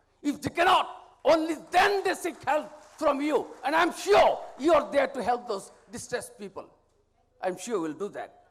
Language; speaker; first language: English; non-native, local second language; Bangla